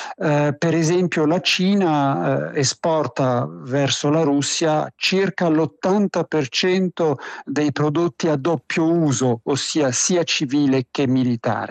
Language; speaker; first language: Italian; native; Italian